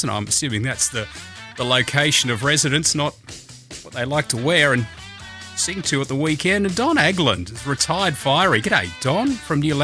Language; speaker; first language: English; native; English